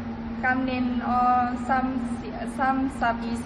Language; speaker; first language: Cantonese; non-native, learner; Indonesian